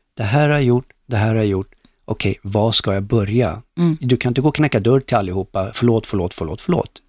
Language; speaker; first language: Swedish; early bilingual, other home language; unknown